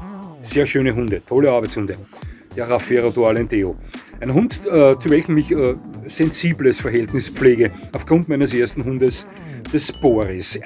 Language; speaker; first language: German; native; German